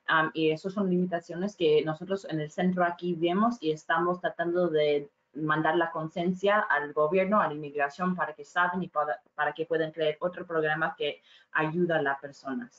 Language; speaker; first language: Spanish; non-native, fluent; English